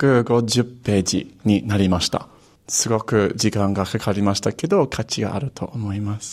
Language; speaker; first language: Japanese; non-native, fluent; English